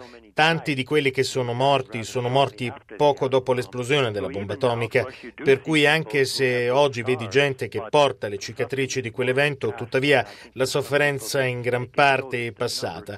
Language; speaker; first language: Italian; non-native, fluent; English